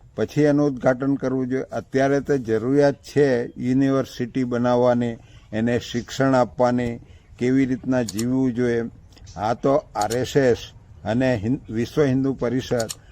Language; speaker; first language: Gujarati; non-native, local second language; Vasavi